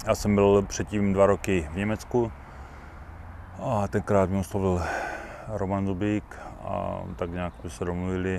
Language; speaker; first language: Czech; native; Czech